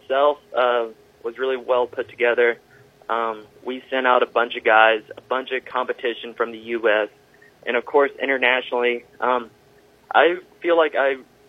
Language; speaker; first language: English; native; English